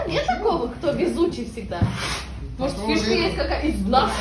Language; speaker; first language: Russian; native; Russian